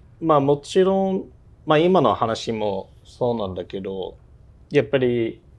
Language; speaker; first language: Japanese; non-native, fluent; English